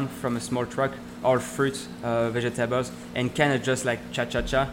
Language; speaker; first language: English; non-native, learner; French